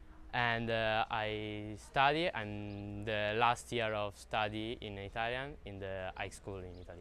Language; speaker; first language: English; non-native, learner; Italian